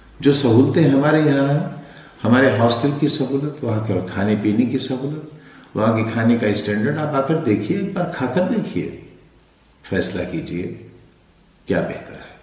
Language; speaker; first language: Urdu; native; Urdu